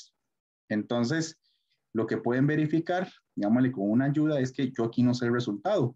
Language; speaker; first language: Spanish; native; Spanish